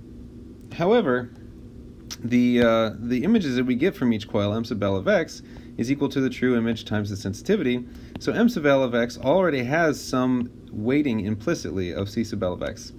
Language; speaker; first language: English; native; English